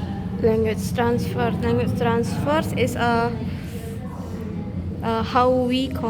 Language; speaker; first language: English; non-native, learner; Indonesian